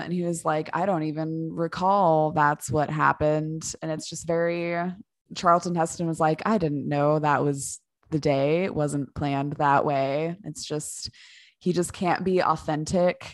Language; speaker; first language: English; native; English